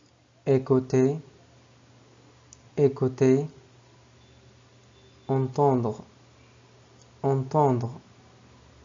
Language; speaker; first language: French; non-native, fluent; Arabic